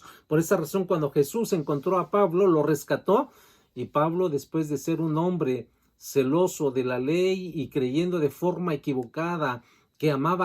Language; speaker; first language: Spanish; native; Spanish